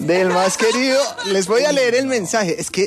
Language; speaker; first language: Spanish; native; Spanish